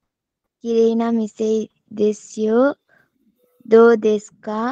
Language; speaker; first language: Japanese; non-native, learner; Sinhala